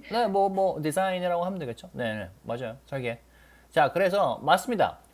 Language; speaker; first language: Korean; native; Korean